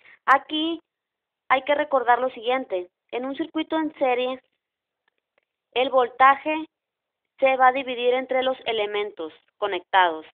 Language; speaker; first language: Spanish; native; Spanish